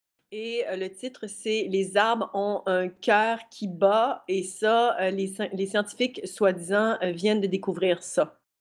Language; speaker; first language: French; native; French